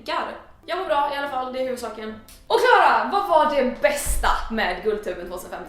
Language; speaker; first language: Swedish; native; Swedish